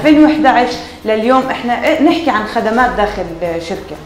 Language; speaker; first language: Arabic; native; Arabic